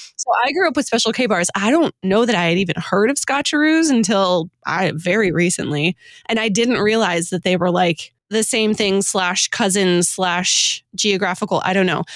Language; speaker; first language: English; native; English